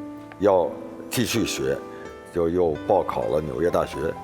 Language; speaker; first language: Chinese; native; Chinese